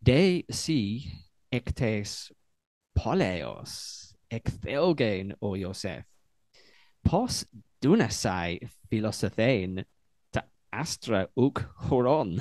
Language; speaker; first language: Greek; non-native, learner; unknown